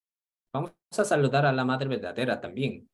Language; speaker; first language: Spanish; non-native, fluent; Korean